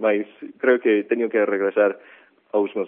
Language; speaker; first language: Galician; non-native, fluent; English